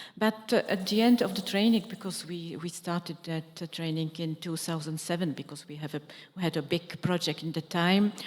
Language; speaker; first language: English; non-native, fluent; Czech